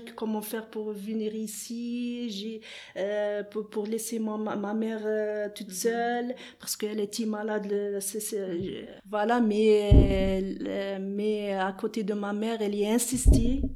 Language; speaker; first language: French; non-native, learner; Arabic